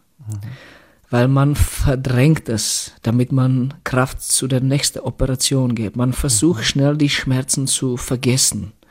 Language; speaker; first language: German; non-native, fluent; Czech